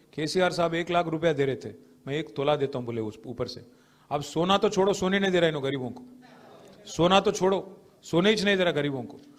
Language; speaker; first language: Hindi; non-native, local second language; Telugu